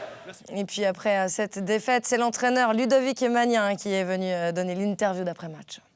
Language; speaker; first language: French; native; French